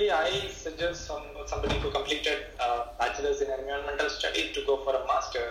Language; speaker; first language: English; non-native, local second language; Malayalam